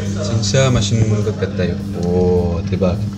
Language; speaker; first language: Korean; non-native, learner; French